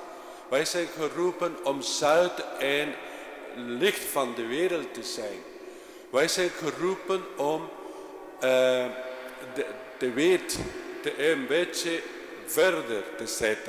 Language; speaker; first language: Dutch; non-native, fluent; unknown